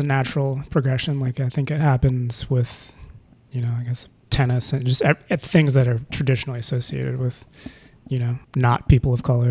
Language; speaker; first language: English; native; English